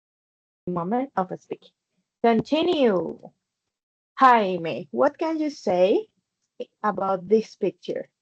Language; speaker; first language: English; non-native, fluent; Spanish